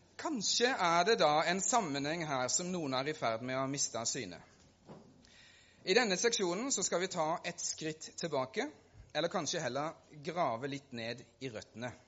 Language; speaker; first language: Norwegian; native; Norwegian